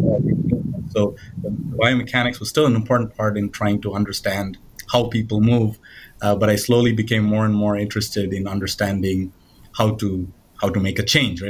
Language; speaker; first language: English; non-native, local second language; Tamil